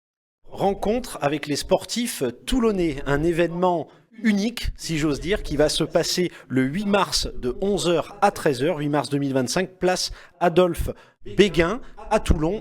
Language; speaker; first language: French; native; French